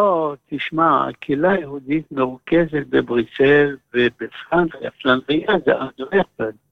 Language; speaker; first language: Hebrew; non-native, fluent; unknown